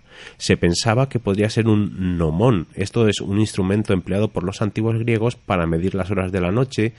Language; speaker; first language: Spanish; native; Spanish